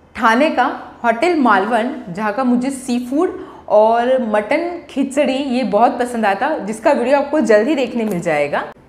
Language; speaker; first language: Hindi; non-native, local second language; Marathi